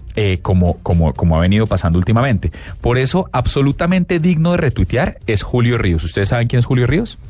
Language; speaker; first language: Spanish; native; Spanish